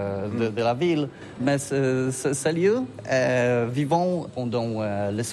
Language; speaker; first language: French; non-native, learner; Polish